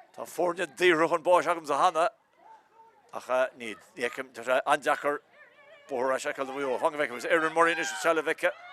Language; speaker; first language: Irish; native; Irish